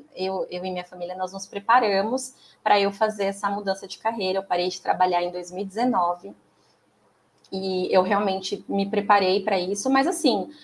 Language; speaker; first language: Portuguese; native; Portuguese